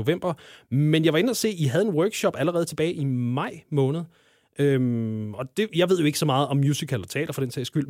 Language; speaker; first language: Danish; native; Danish